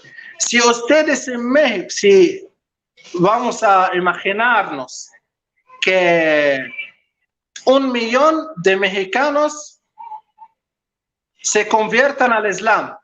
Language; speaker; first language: Spanish; non-native, local second language; Arabic